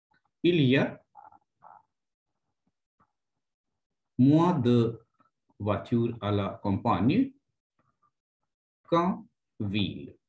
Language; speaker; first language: French; non-native, fluent; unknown